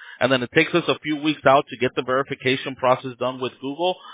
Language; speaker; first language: English; early bilingual, other home language; Spanish